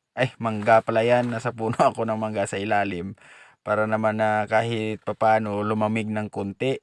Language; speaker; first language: Filipino; non-native, local second language; Cebuano